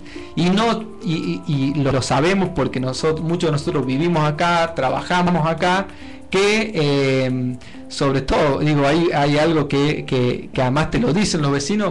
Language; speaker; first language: Spanish; native; Spanish